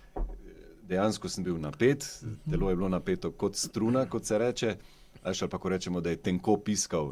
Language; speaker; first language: Slovenian; native; Slovenian